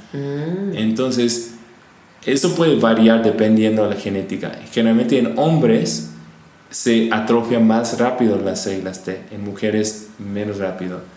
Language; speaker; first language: Spanish; non-native, fluent; English